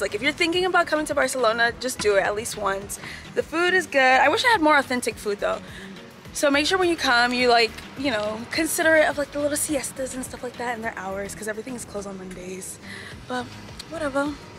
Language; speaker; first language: English; native; English